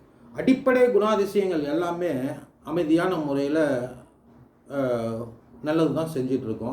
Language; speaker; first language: Tamil; native; Tamil